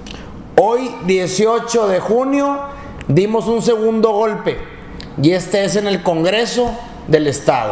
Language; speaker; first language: Spanish; native; Spanish